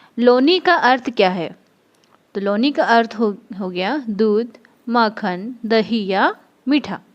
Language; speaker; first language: Hindi; non-native, local second language; Odia